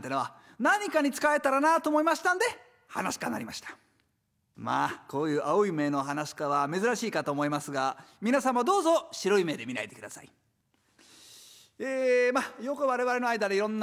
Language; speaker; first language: Japanese; non-native, fluent; Swedish